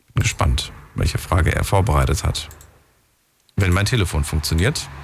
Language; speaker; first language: German; native; German